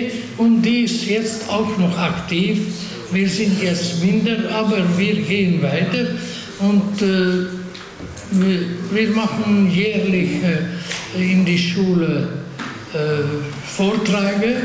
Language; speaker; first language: German; non-native, fluent; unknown